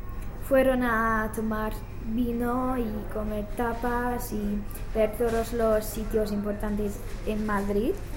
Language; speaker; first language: Spanish; non-native, learner; English